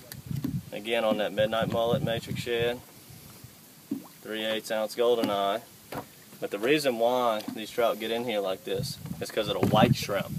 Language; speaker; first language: English; native; English